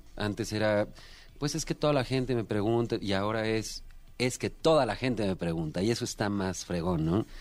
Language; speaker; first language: Spanish; native; Spanish